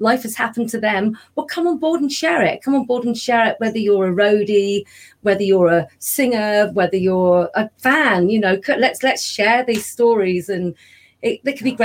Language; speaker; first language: English; native; English